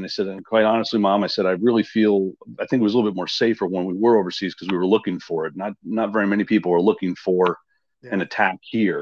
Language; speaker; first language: English; native; English